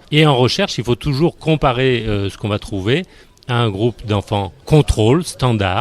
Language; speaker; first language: French; native; French